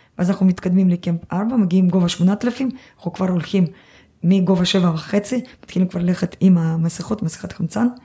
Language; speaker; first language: Hebrew; early bilingual, other home language; Russian